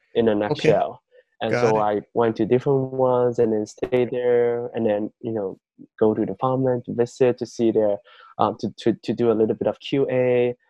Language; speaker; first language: English; non-native, fluent; Chinese